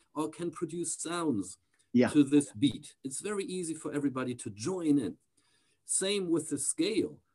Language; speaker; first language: English; non-native, fluent; German